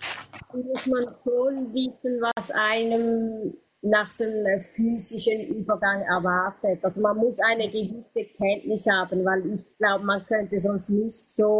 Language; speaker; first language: German; native; German